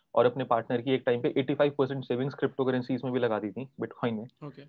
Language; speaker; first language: Hindi; native; Hindi